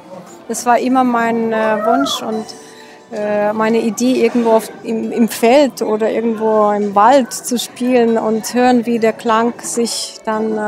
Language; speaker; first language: German; non-native, fluent; Russian